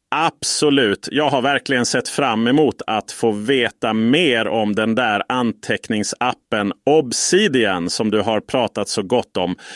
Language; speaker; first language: Swedish; native; Swedish